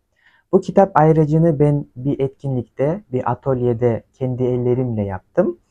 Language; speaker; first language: Turkish; non-native, fluent; Kyrgyz